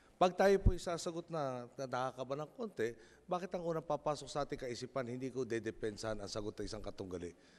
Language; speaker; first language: Filipino; native; Filipino